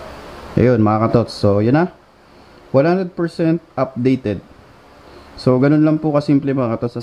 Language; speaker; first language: Filipino; native; Filipino